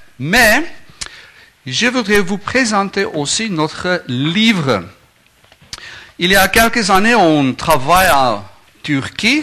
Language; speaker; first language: French; non-native, learner; Afrikaans